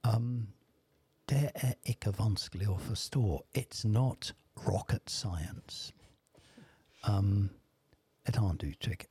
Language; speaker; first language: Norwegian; non-native, fluent; English